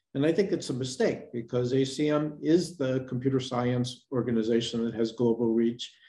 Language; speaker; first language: English; native; English